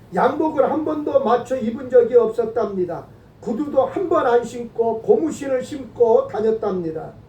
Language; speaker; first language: Korean; native; Korean